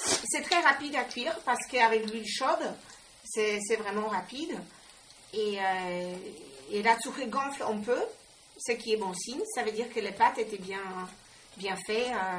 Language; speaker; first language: French; non-native, fluent; Polish